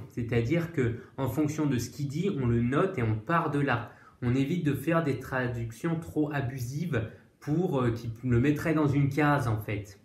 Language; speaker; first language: French; native; French